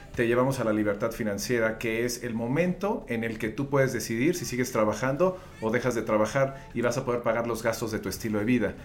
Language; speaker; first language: Spanish; native; Spanish